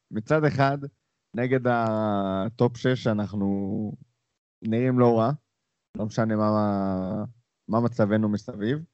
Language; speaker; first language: Hebrew; native; Hebrew